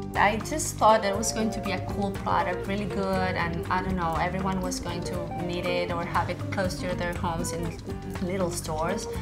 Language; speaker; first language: English; native; English